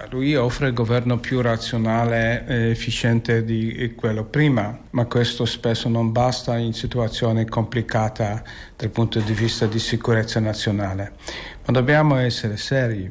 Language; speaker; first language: Italian; non-native, fluent; Polish